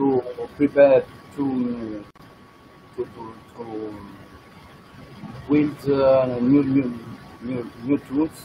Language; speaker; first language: English; non-native, learner; Italian